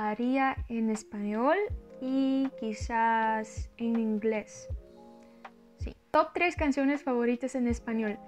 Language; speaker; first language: Spanish; non-native, learner; Russian